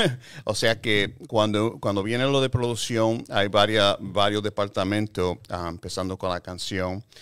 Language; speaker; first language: Spanish; early bilingual, heritage; Spanish